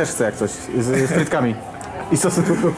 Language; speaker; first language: Polish; native; Polish